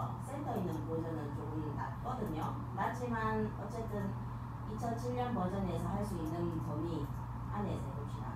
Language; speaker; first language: Korean; native; Korean